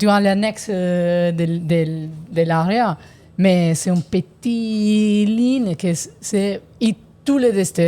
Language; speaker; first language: French; non-native, learner; Italian